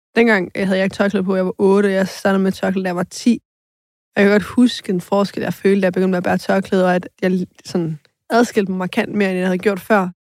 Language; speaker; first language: Danish; early bilingual, other home language; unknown